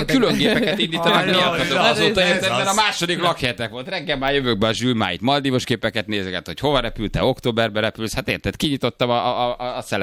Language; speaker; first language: Hungarian; native; Hungarian